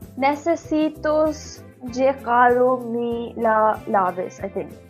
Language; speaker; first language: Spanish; non-native, learner; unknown